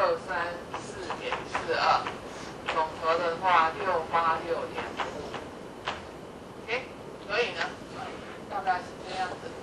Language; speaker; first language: Chinese; native; Chinese